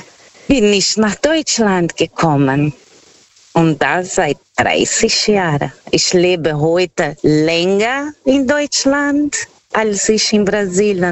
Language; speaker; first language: German; non-native, learner; Portuguese